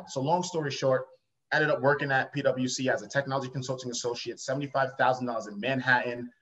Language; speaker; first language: English; native; English